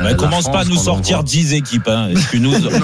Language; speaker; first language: French; native; French